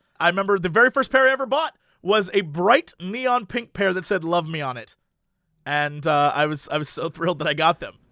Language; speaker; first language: English; native; English